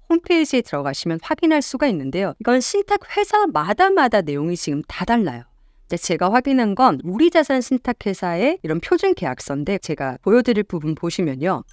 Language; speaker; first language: Korean; native; Korean